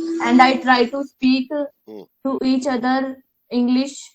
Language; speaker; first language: English; non-native, learner; Hindi